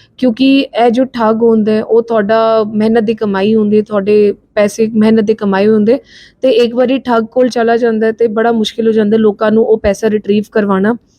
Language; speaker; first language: Punjabi; non-native, local second language; Hindi